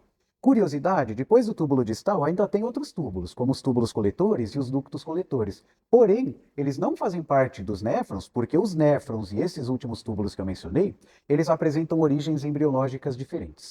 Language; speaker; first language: Portuguese; native; Portuguese